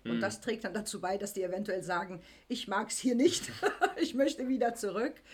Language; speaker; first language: German; native; German